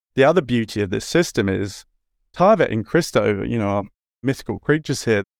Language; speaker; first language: English; native; English